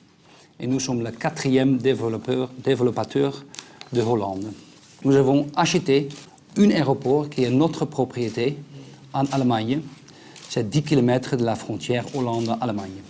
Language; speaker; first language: French; non-native, learner; Dutch